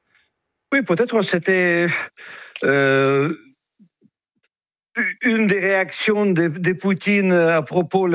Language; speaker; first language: French; non-native, fluent; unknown